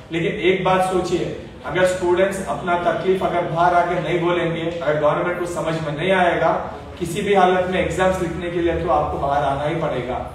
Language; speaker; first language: Hindi; non-native, local second language; Telugu